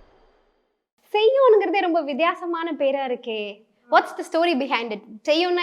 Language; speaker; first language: Tamil; native; Tamil